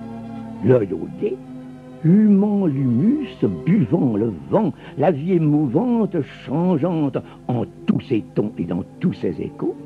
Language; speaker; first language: French; native; French